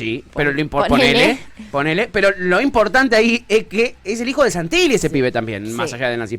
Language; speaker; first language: Spanish; native; Spanish